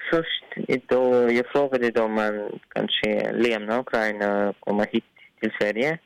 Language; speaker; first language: Swedish; non-native, learner; Ukrainian